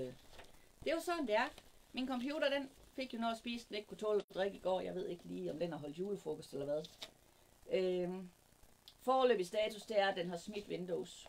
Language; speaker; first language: Danish; native; Danish